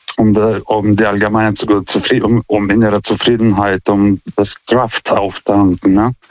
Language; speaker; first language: German; non-native, fluent; Lithuanian